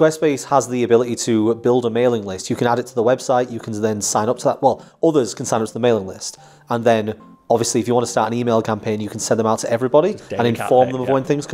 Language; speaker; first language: English; native; English